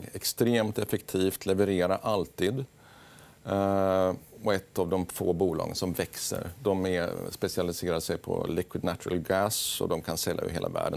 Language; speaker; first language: Swedish; native; Swedish